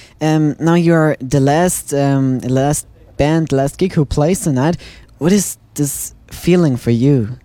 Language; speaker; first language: English; non-native, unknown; Swiss German